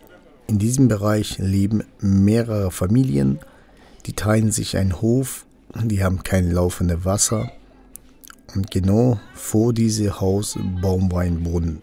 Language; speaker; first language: German; non-native, local second language; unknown